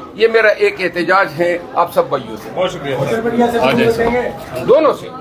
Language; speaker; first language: Urdu; non-native, local second language; Pashto